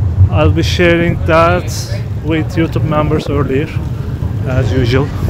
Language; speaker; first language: English; non-native, fluent; Turkish